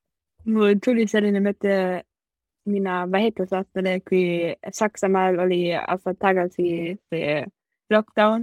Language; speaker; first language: Estonian; non-native, learner; German